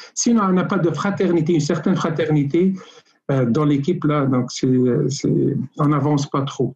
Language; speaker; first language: French; non-native, local second language; Arabic